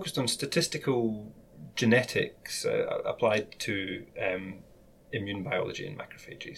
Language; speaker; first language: English; native; English